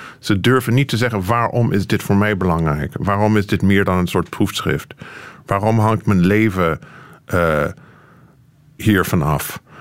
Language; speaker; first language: Dutch; non-native, fluent; English